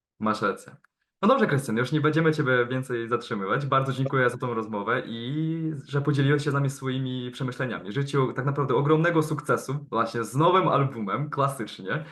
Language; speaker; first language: Polish; native; Polish